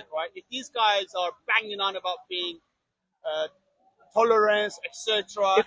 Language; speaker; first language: English; non-native, fluent; Persian